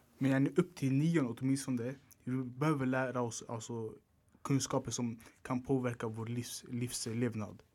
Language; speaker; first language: Swedish; early bilingual, other home language; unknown